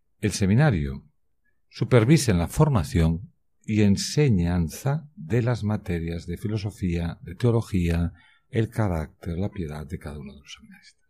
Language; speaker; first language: Spanish; native; Spanish